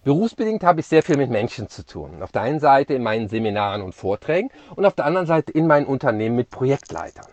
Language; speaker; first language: German; native; German